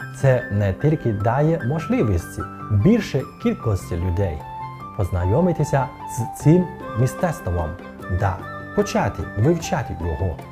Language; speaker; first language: Ukrainian; non-native, fluent; Chinese